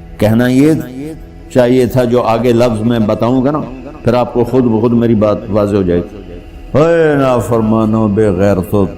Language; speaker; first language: Urdu; non-native, local second language; Punjabi